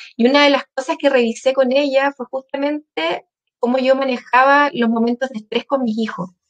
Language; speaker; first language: Spanish; native; Spanish